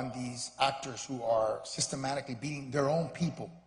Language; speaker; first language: English; early bilingual, other home language; Spanish